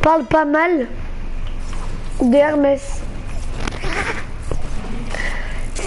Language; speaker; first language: French; native; French